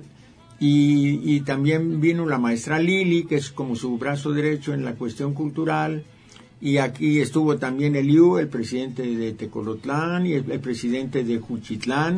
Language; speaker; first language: Spanish; native; Spanish